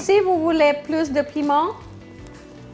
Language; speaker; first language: French; non-native, learner; Thai